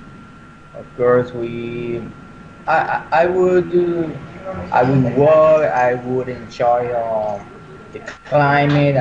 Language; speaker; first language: English; non-native, learner; Spanish